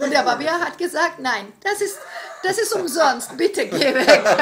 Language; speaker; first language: German; non-native, fluent; Greek